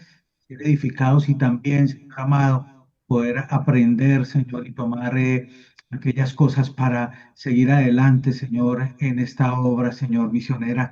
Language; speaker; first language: Spanish; native; Spanish